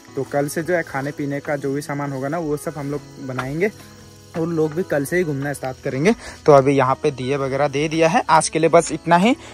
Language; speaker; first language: Hindi; non-native, local second language; Chakma